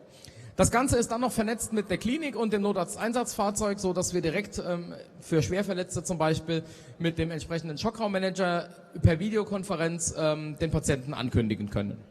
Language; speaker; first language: German; native; German